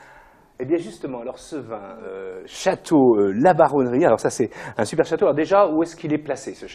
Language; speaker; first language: French; native; French